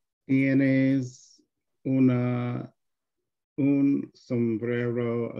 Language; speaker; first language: Spanish; non-native, learner; English